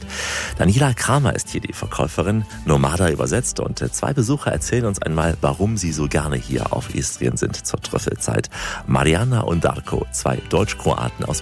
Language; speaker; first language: German; native; German